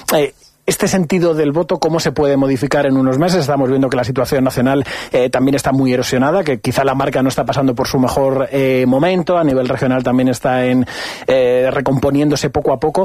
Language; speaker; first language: Spanish; native; Spanish